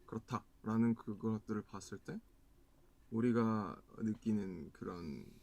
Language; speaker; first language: Korean; native; Korean